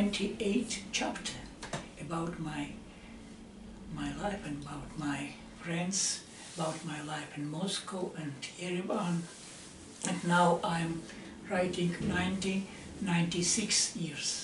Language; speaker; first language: English; non-native, learner; Russian